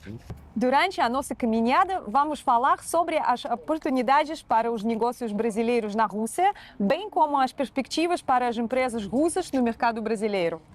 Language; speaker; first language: Portuguese; non-native, fluent; Russian